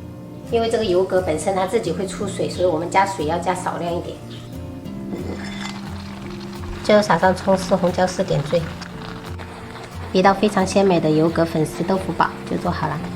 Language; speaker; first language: Chinese; native; Chinese